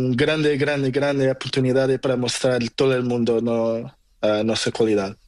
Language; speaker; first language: Spanish; non-native, learner; Portuguese